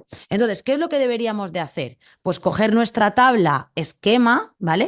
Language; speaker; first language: Spanish; native; Spanish